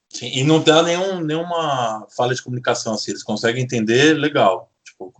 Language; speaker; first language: Portuguese; native; Portuguese